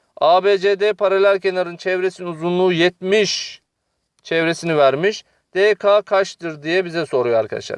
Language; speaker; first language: Turkish; native; Turkish